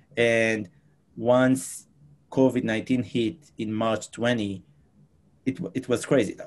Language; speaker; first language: English; non-native, fluent; Hebrew